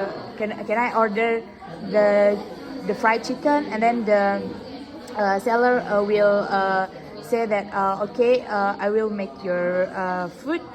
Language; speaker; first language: English; non-native, learner; Indonesian